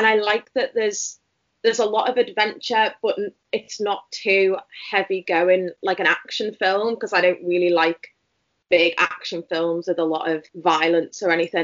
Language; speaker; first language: English; native; English